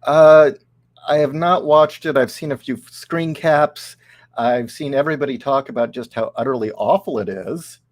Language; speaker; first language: English; native; English